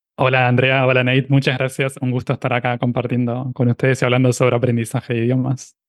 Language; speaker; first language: Spanish; native; Spanish